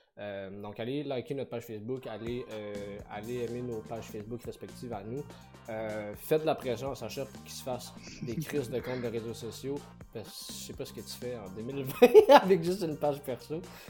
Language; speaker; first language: French; native; French